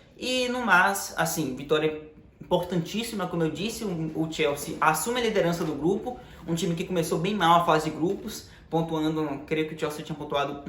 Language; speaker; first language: Portuguese; native; Portuguese